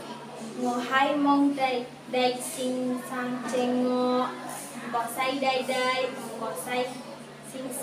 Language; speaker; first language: Cantonese; non-native, learner; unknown